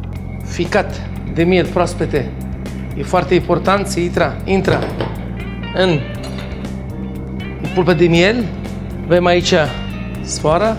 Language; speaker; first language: Romanian; non-native, learner; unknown